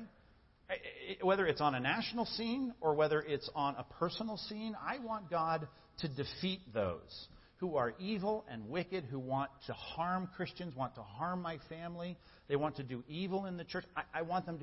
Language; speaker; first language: English; native; English